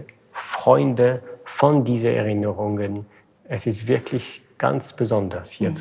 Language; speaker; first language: German; non-native, fluent; French